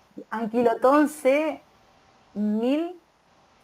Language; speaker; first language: French; non-native, learner; Spanish